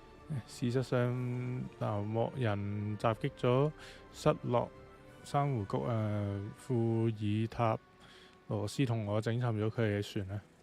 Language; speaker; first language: Chinese; native; Chinese